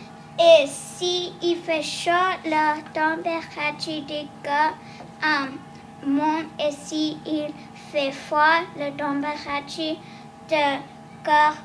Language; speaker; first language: French; non-native, learner; English